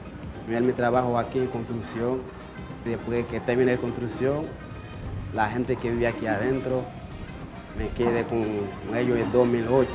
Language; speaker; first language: Spanish; non-native, learner; Haitian Creole